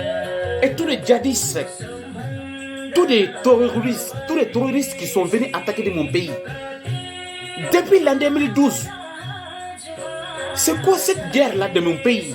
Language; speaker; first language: French; non-native, local second language; Bambara